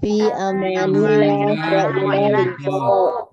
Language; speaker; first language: Arabic; non-native, learner; Indonesian